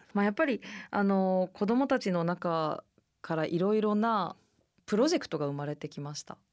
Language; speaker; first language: Japanese; native; Japanese